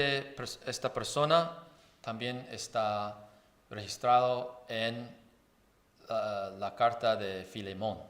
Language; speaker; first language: Spanish; non-native, fluent; Chinese